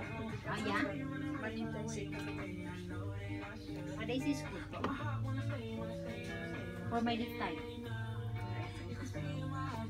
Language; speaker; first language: Dutch; non-native, learner; Filipino